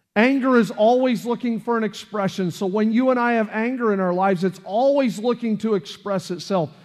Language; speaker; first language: English; native; English